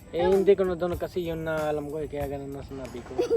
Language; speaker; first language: Filipino; non-native, learner; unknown